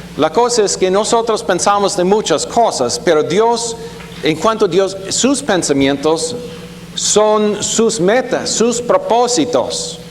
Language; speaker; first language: Spanish; non-native, fluent; German